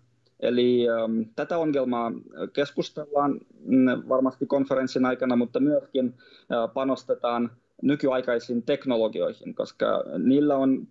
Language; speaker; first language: Finnish; non-native, fluent; Russian